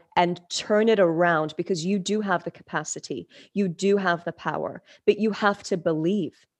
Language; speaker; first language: English; early bilingual, other home language; Turkish